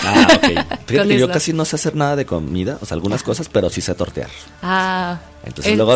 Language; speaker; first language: Spanish; native; Spanish